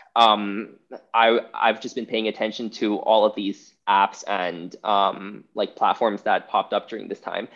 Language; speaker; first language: English; non-native, fluent; Chinese